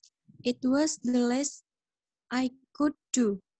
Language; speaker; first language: English; non-native, learner; Indonesian